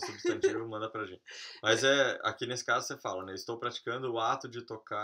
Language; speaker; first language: Portuguese; native; Portuguese